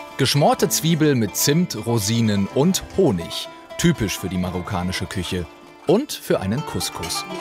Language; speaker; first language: German; native; German